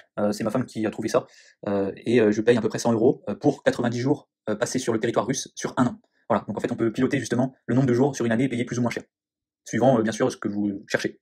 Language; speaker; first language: French; native; French